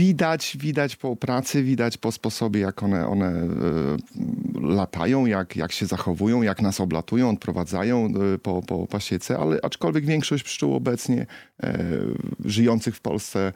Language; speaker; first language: Polish; native; Polish